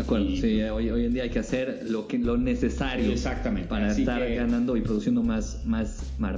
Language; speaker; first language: Spanish; native; Spanish